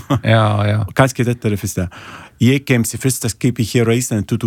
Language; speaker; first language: Icelandic; non-native, learner; Italian